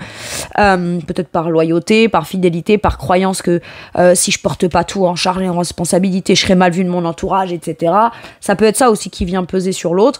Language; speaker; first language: French; native; French